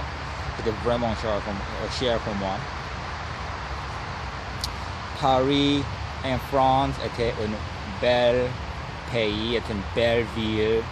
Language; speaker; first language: French; non-native, learner; English